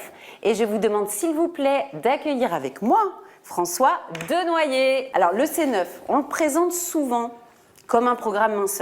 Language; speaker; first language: French; native; French